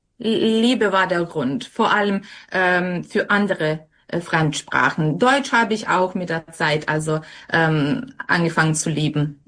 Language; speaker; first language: German; non-native, fluent; Serbian